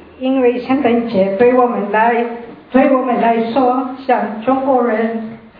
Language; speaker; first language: Chinese; non-native, fluent; Filipino